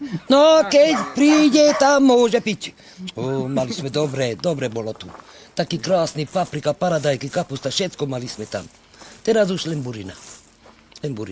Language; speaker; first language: Slovak; non-native, local second language; Hungarian